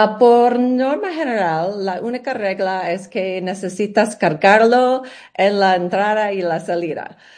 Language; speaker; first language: Spanish; non-native, learner; English